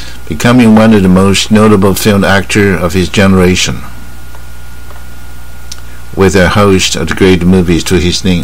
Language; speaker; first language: English; non-native, fluent; Chinese